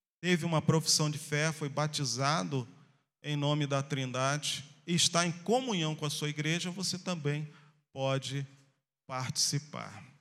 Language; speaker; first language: Portuguese; native; Portuguese